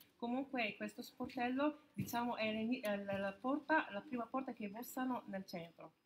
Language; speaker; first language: Italian; non-native, fluent; Arabic